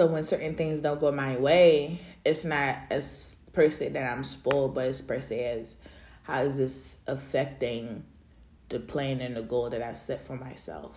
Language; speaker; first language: English; early bilingual, other home language; Haitian Creole